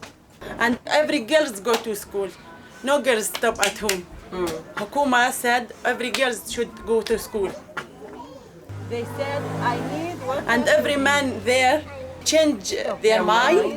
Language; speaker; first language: English; non-native, learner; Arabic